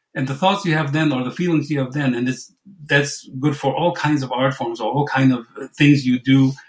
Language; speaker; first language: English; non-native, fluent; German